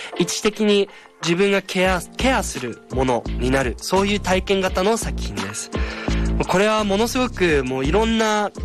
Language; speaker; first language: Japanese; native; Japanese